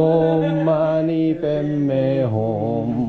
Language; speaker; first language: Korean; non-native, learner; Nepali